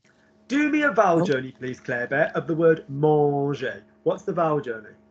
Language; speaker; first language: English; native; English